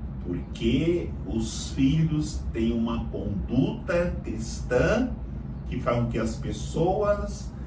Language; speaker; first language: Portuguese; native; Portuguese